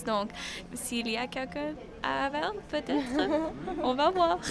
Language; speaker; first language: French; non-native, learner; English